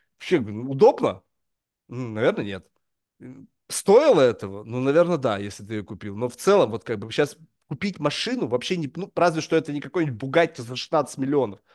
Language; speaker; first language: Russian; native; Russian